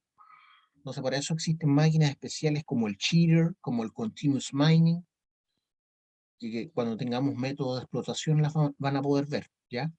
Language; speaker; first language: Spanish; native; Spanish